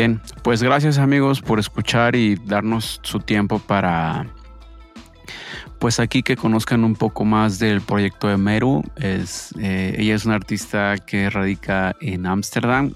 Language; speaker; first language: Spanish; native; Spanish